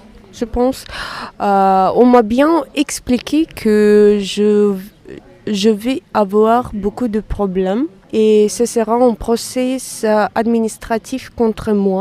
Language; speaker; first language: French; non-native, fluent; Russian